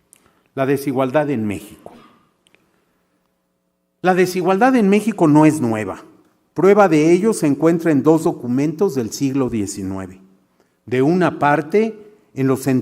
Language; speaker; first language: Spanish; native; Spanish